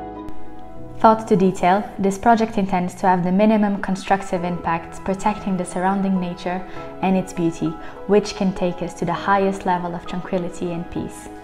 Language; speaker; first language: English; non-native, fluent; Portuguese